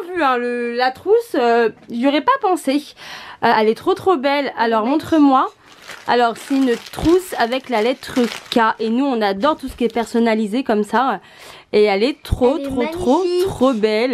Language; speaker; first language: French; native; French